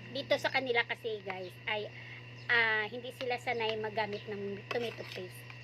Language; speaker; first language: Filipino; non-native, local second language; Hiligaynon